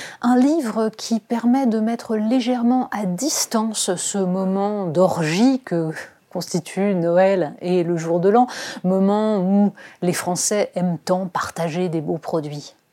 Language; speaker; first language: French; native; French